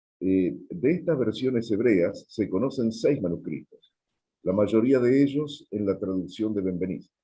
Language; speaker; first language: Spanish; native; Spanish